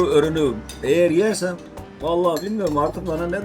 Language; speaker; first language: Turkish; native; Turkish